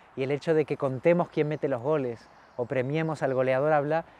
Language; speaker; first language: Spanish; native; Spanish